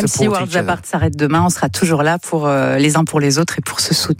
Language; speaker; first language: French; native; French